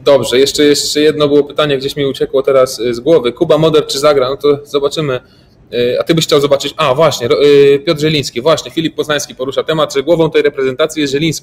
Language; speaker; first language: Polish; native; Polish